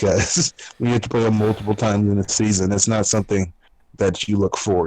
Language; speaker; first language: English; native; English